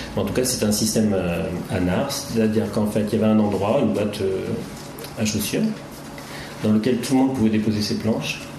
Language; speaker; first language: French; native; French